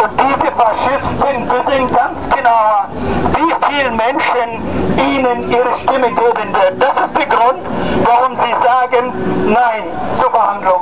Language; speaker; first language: German; non-native, fluent; Arabic